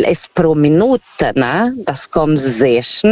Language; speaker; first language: German; non-native, fluent; Portuguese